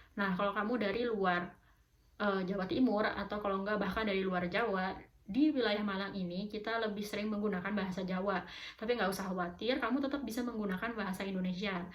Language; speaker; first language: Indonesian; native; Indonesian